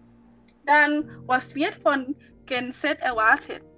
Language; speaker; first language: German; non-native, learner; Thai